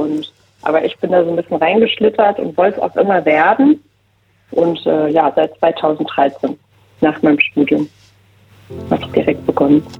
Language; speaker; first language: German; native; German